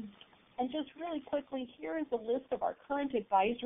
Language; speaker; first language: English; native; English